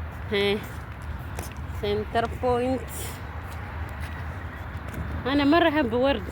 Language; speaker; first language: Arabic; non-native, learner; Amharic